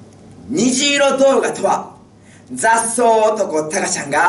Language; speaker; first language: Japanese; native; Japanese